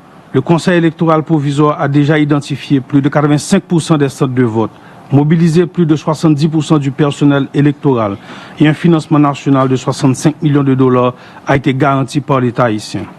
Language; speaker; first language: French; non-native, local second language; Haitian Creole